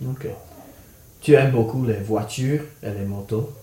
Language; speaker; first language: French; non-native, fluent; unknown